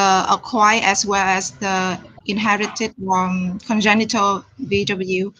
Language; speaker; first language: English; non-native, fluent; Vietnamese